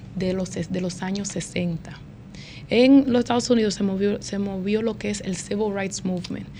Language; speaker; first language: Spanish; early bilingual, heritage; Spanish